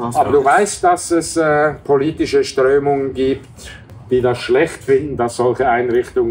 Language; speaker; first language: German; native; German